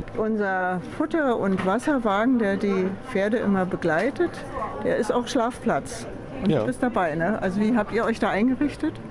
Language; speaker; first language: German; native; German